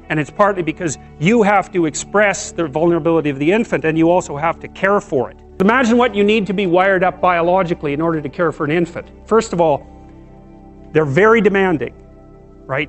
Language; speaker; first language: English; native; English